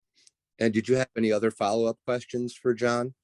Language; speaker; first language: English; native; English